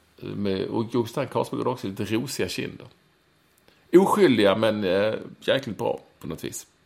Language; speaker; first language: Swedish; native; Swedish